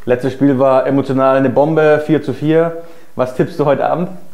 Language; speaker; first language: German; native; German